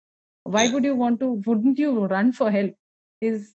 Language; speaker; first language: English; non-native, local second language; Malayalam